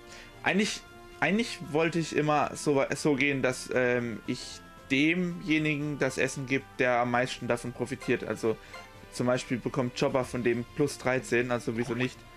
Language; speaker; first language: German; native; German